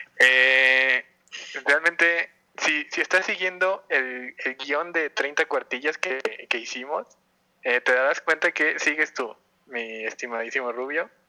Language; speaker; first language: Spanish; native; Spanish